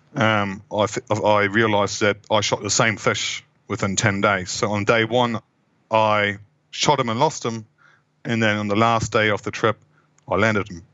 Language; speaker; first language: English; non-native, fluent; German